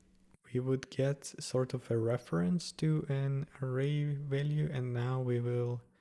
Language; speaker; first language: English; non-native, fluent; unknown